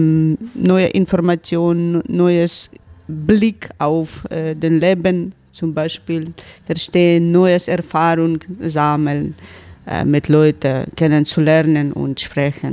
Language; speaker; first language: German; non-native, learner; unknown